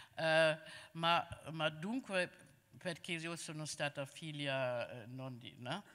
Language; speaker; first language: Italian; non-native, fluent; German